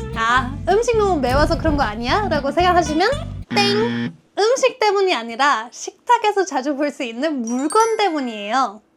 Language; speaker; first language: Korean; non-native, fluent; German